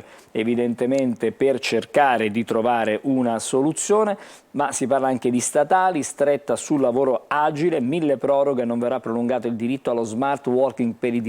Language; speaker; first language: Italian; native; Italian